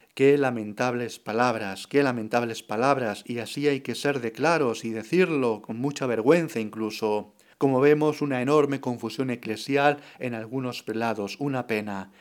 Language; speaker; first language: Spanish; native; Spanish